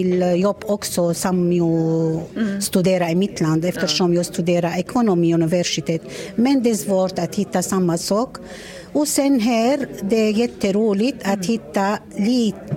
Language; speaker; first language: Swedish; non-native, learner; Arabic